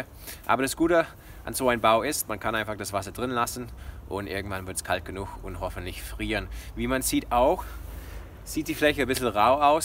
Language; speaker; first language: German; non-native, fluent; English